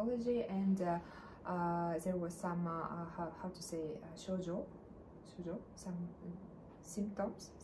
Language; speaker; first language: English; non-native, learner; Russian